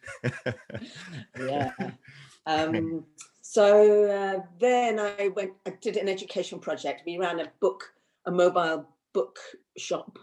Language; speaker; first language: English; early bilingual, other home language; Hindi